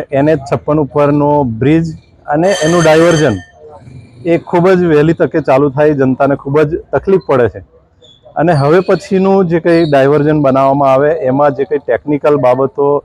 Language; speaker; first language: Gujarati; native; Gujarati